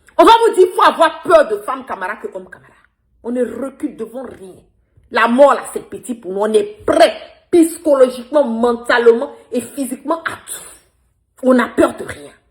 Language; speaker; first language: French; non-native, local second language; Bambara